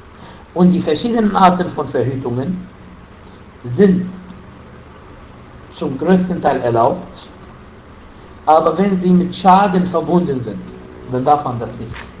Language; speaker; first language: German; non-native, fluent; Arabic